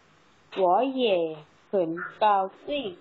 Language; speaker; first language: Chinese; non-native, learner; Thai